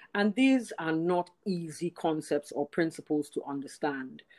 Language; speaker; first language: English; non-native, local second language; Yoruba